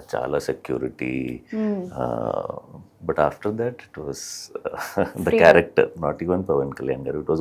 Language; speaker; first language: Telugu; non-native, learner; Malayalam